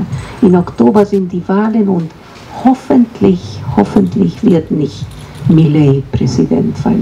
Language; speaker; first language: German; non-native, fluent; Spanish